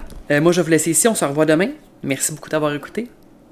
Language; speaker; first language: French; native; French